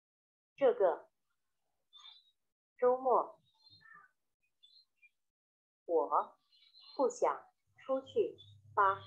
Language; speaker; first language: Chinese; non-native, learner; Vietnamese